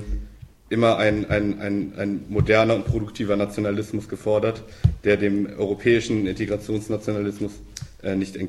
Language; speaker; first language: German; native; German